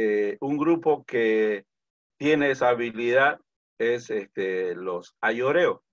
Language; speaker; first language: Spanish; native; Spanish